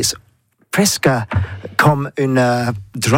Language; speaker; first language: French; non-native, learner; English